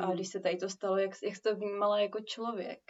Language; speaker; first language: Czech; native; Czech